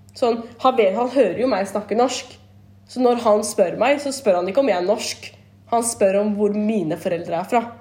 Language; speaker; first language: Norwegian; early bilingual, other home language; Kurdish